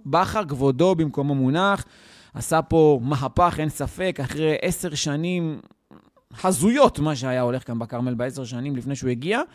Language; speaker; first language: Hebrew; native; Hebrew